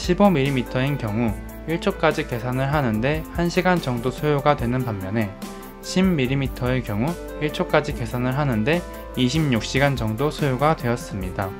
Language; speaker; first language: Korean; native; Korean